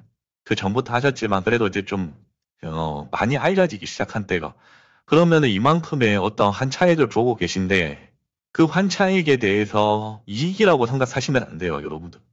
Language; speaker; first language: Korean; native; Korean